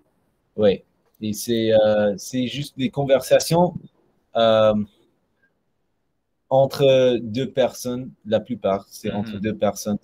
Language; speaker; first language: French; non-native, learner; English